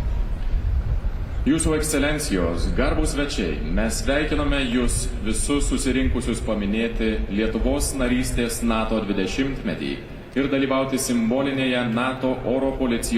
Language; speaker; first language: Lithuanian; native; Lithuanian